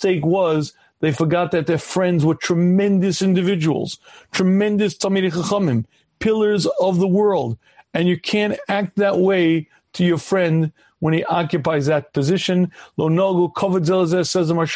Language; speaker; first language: English; native; English